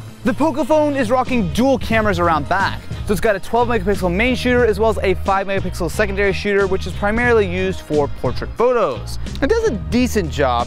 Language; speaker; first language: English; native; English